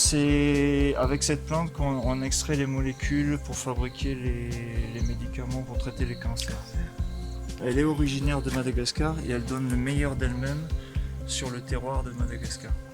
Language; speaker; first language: French; native; French